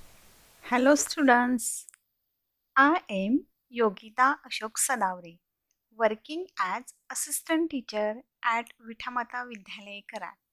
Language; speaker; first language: English; non-native, local second language; Marathi